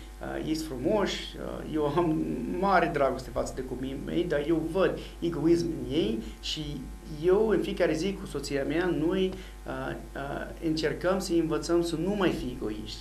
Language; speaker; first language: Romanian; non-native, fluent; English